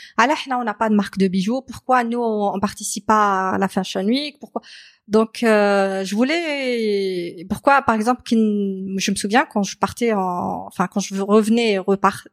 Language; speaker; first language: French; non-native, local second language; Arabic